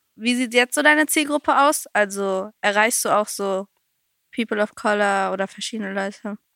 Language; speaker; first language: German; native; German